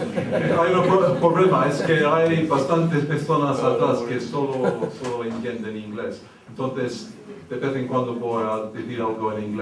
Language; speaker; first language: Spanish; early bilingual, heritage; English